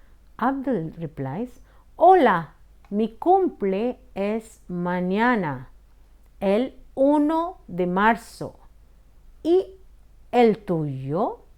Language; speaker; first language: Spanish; non-native, fluent; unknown